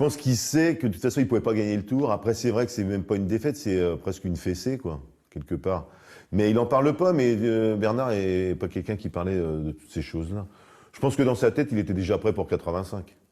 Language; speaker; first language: French; native; French